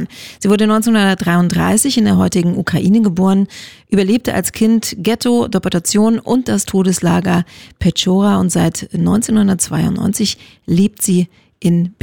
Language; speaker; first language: German; native; German